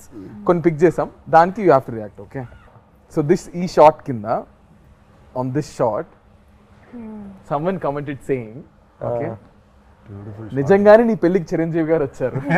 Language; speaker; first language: Telugu; native; Telugu